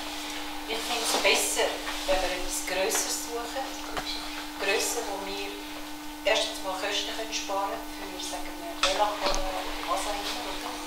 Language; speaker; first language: German; early bilingual, other home language; Tibetan